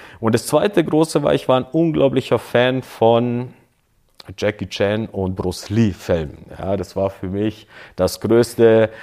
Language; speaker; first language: German; early bilingual, other home language; Croatian